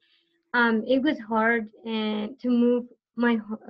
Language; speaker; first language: English; non-native, fluent; Tigrinya